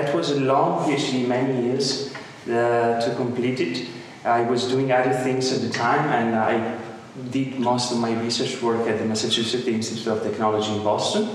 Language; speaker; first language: English; non-native, fluent; Italian